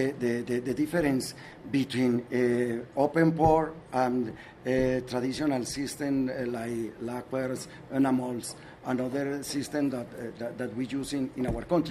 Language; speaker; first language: English; non-native, learner; Spanish